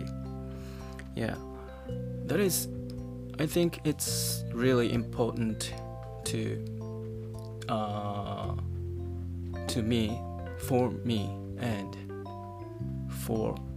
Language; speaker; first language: English; non-native, learner; Japanese